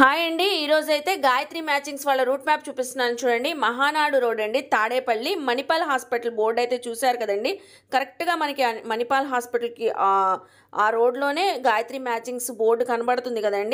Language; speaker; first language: Telugu; native; Telugu